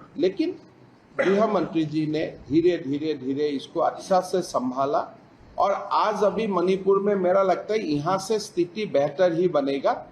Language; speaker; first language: Hindi; non-native, local second language; Assamese